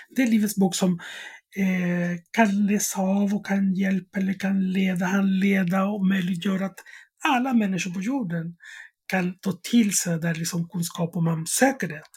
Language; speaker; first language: Swedish; non-native, fluent; Spanish